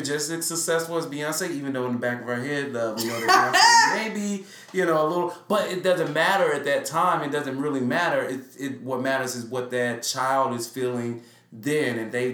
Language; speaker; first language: English; native; English